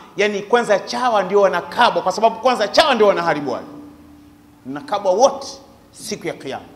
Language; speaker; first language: Swahili; native; Swahili